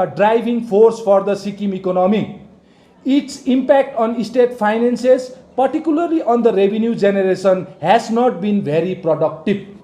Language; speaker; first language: English; non-native, local second language; Nepali